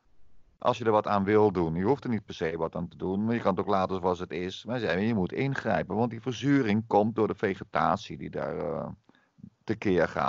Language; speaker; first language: Dutch; native; Dutch